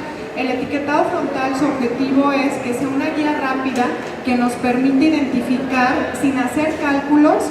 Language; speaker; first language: Spanish; native; Spanish